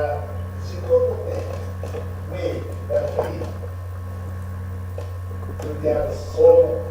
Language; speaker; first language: Italian; non-native, learner; Russian